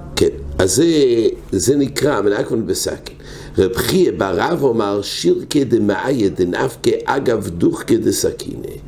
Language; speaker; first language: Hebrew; non-native, fluent; English